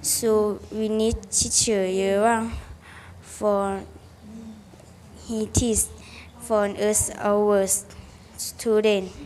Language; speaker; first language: English; non-native, learner; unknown